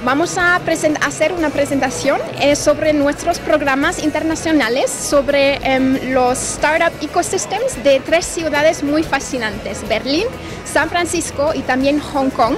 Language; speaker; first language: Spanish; non-native, fluent; English